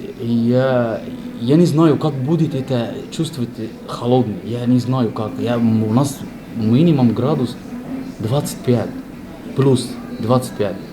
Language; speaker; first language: Russian; non-native, learner; Arabic